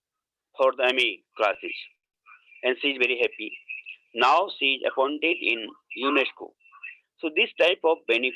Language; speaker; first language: English; non-native, learner; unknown